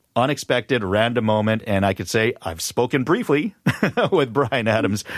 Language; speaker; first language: English; native; English